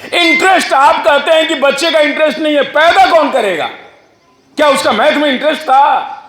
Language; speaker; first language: Hindi; non-native, local second language; Bhojpuri